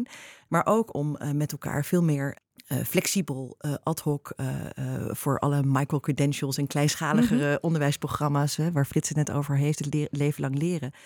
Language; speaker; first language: Dutch; native; Dutch